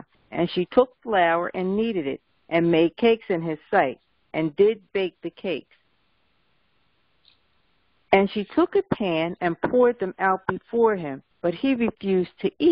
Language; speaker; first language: English; native; English